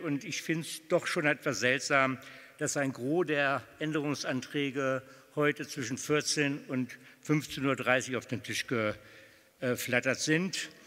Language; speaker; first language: German; native; German